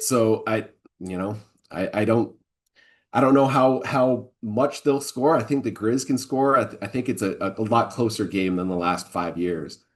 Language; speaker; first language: English; native; English